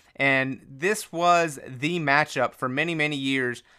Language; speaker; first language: English; native; English